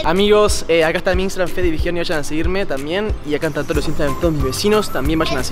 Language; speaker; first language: Spanish; native; Spanish